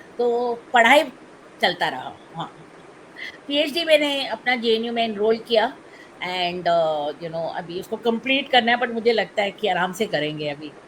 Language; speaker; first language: Hindi; non-native, local second language; Tamil